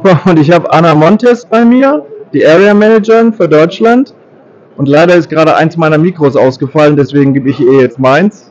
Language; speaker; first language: German; native; German